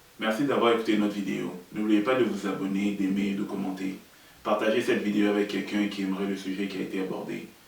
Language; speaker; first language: French; early bilingual, other home language; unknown